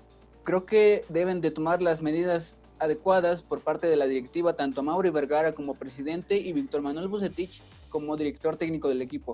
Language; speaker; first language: Spanish; native; Spanish